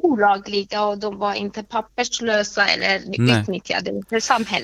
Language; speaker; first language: Swedish; non-native, fluent; Persian